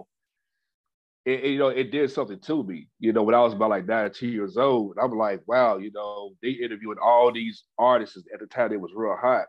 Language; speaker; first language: English; native; English